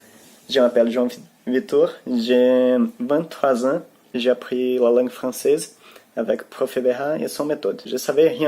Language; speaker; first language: French; non-native, learner; Portuguese